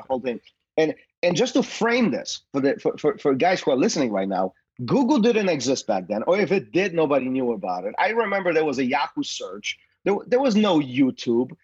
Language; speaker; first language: English; non-native, fluent; Polish